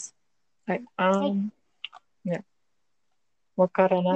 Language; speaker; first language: Japanese; non-native, learner; English